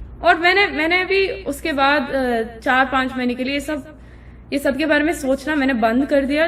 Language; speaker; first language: Urdu; non-native, fluent; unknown